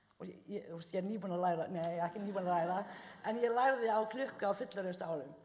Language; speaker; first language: Icelandic; non-native, fluent; Arabic